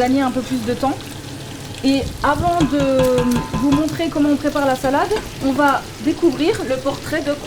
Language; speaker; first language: French; native; French